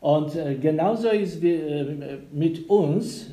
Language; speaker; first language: German; non-native, learner; Polish